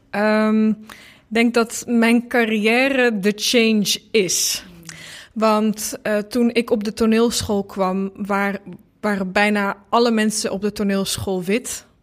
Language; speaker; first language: Dutch; early bilingual, other home language; Bosnian